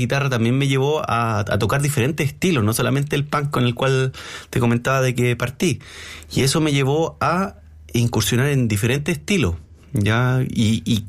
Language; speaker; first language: Spanish; native; Spanish